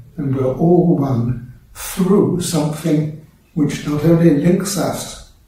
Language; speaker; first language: English; native; English